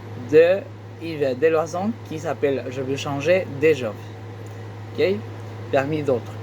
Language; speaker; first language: French; non-native, learner; Spanish